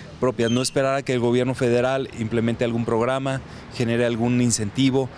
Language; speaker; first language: Spanish; native; Spanish